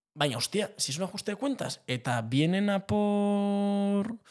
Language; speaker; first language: Spanish; non-native, local second language; Basque